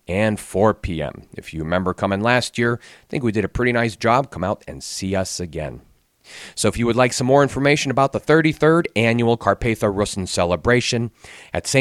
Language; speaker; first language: English; native; English